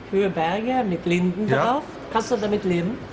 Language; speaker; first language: German; non-native, fluent; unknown